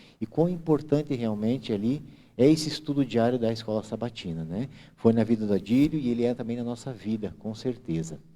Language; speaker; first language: Portuguese; native; Portuguese